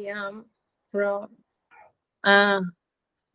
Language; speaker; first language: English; non-native, learner; Spanish